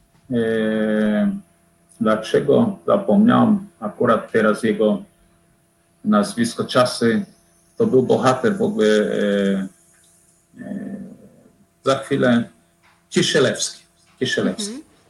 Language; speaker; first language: Polish; non-native, fluent; Portuguese